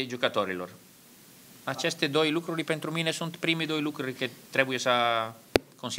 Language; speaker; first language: Romanian; non-native, learner; Italian